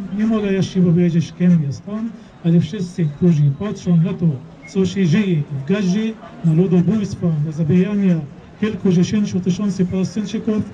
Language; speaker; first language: Polish; non-native, fluent; Arabic